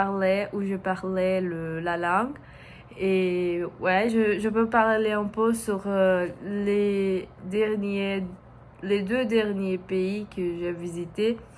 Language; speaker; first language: French; non-native, learner; Portuguese